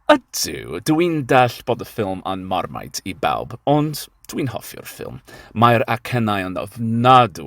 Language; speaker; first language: Welsh; non-native, learner; English